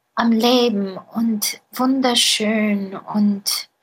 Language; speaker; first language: German; non-native, fluent; Bulgarian